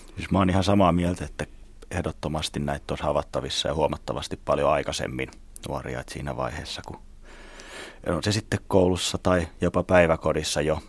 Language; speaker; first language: Finnish; native; Finnish